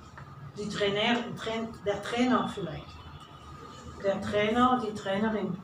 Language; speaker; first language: German; non-native, fluent; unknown